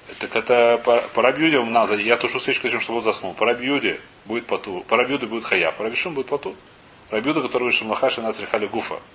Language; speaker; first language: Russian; early bilingual, heritage; Russian